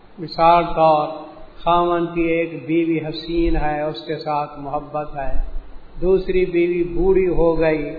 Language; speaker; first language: Urdu; non-native, local second language; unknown